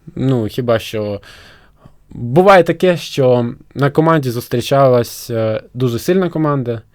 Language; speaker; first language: Ukrainian; non-native, local second language; Russian